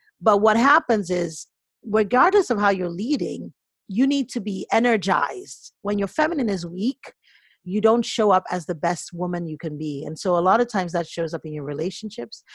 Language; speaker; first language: English; native; English